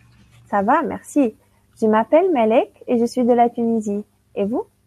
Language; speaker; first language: French; non-native, local second language; Arabic